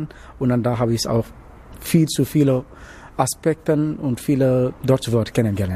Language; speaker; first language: German; non-native, learner; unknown